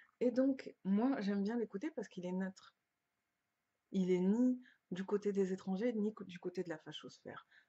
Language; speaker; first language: French; early bilingual, other home language; Lingala